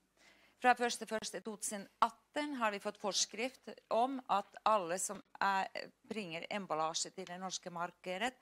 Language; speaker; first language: Norwegian; non-native, fluent; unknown